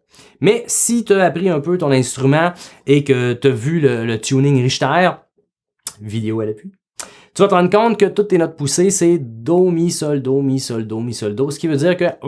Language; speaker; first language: French; native; French